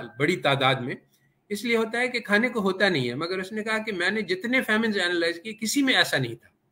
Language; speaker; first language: Urdu; native; Urdu